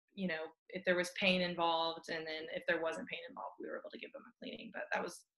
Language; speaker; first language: English; native; English